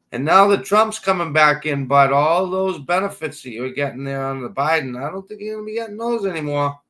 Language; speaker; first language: English; native; English